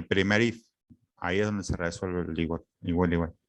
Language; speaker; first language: Spanish; native; Spanish